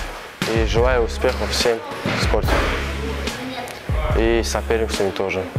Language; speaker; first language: Russian; non-native, local second language; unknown